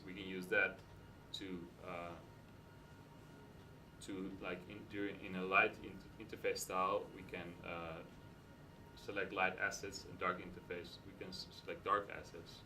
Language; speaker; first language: English; non-native, fluent; Dutch